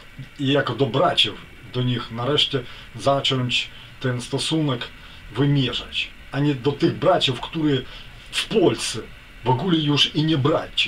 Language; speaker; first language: Polish; non-native, fluent; Ukrainian